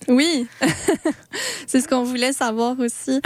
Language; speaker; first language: French; native; French